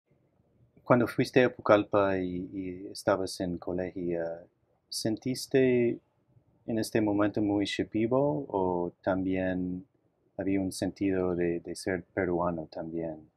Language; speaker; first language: Spanish; non-native, fluent; English